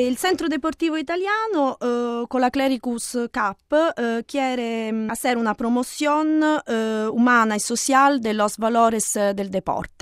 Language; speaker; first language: Spanish; non-native, learner; Italian